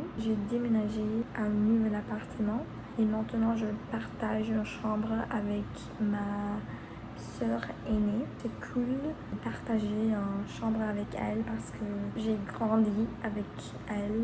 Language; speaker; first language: French; non-native, learner; Spanish